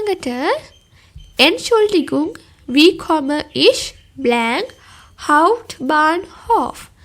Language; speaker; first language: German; non-native, fluent; Sinhala